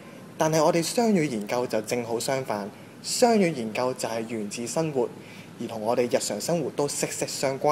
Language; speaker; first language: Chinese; non-native, local second language; Cantonese